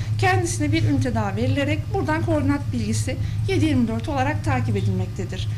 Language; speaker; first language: Turkish; native; Turkish